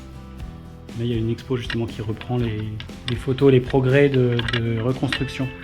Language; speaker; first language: French; native; French